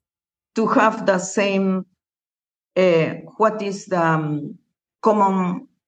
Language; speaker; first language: English; non-native, learner; Spanish